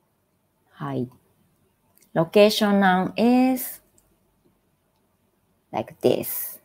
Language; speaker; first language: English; non-native, fluent; Japanese